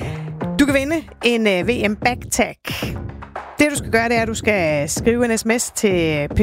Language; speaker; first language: Danish; native; Danish